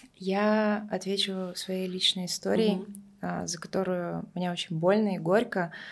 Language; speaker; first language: Russian; native; Russian